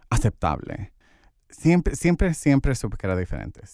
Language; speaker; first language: Spanish; early bilingual, heritage; Spanish